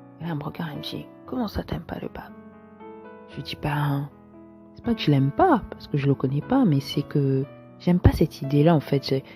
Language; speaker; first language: French; native; French